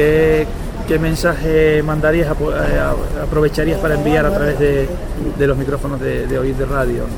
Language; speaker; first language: Spanish; native; Spanish